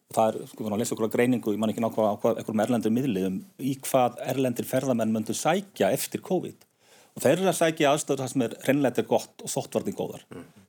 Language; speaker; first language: Icelandic; native; Icelandic